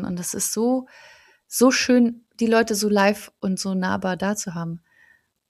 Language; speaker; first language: German; native; German